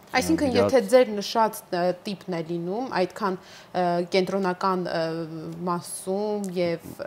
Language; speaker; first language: Armenian; native; Armenian